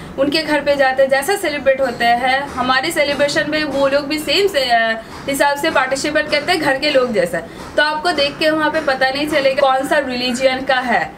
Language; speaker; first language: Hindi; non-native, local second language; Bangla